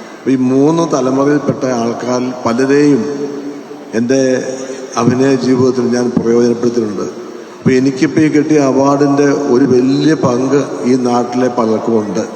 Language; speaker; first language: Malayalam; native; Malayalam